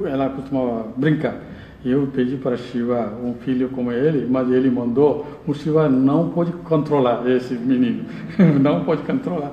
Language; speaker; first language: Portuguese; non-native, learner; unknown